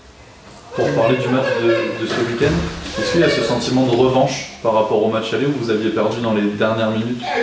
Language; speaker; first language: French; native; French